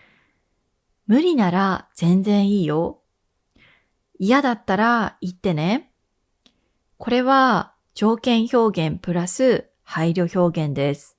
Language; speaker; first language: Japanese; native; Japanese